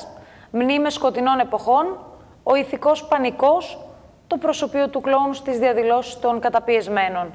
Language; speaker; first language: Greek; native; Greek